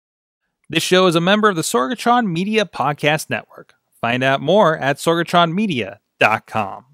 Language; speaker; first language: English; native; English